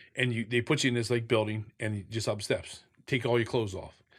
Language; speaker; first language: English; native; English